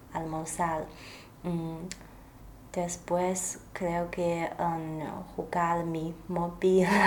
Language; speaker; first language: Spanish; non-native, learner; Chinese